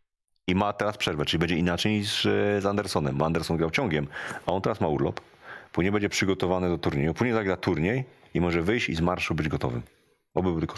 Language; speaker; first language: Polish; native; Polish